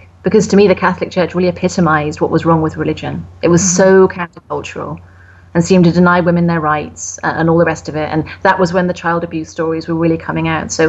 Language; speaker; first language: English; native; English